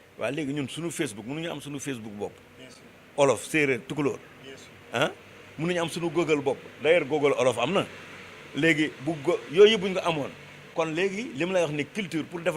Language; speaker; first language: Wolof; non-native, local second language; Fula